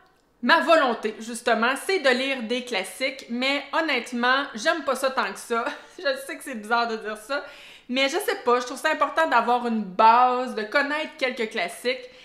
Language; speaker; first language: French; native; French